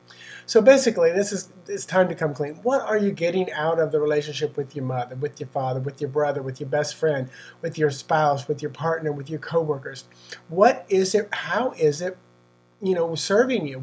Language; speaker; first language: English; native; English